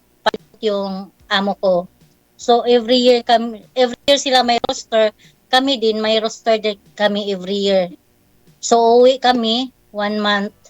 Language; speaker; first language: Filipino; non-native, local second language; Cebuano